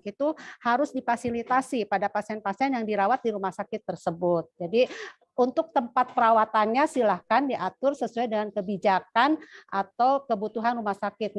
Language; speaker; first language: Indonesian; native; Indonesian